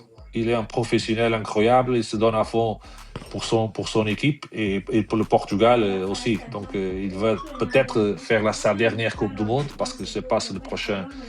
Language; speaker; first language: French; non-native, fluent; Portuguese